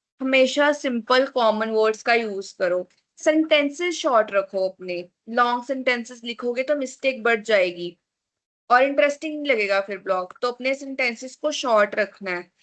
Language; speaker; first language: Hindi; non-native, local second language; Punjabi